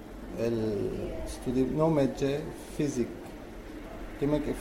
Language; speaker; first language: Catalan; non-native, learner; Arabic